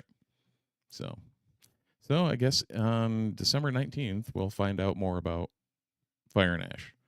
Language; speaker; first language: English; native; English